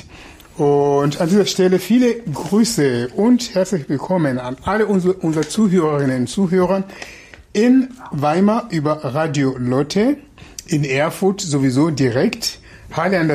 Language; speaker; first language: German; non-native, fluent; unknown